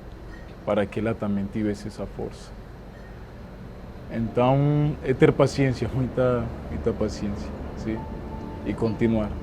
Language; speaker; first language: Portuguese; non-native, fluent; Spanish